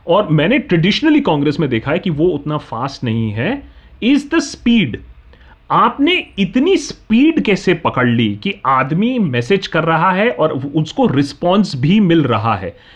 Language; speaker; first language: Hindi; native; Hindi